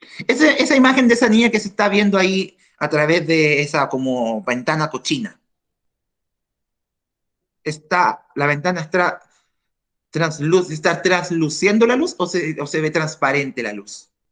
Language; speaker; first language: Spanish; native; Spanish